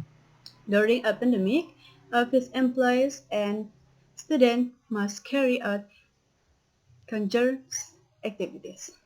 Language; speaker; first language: English; non-native, learner; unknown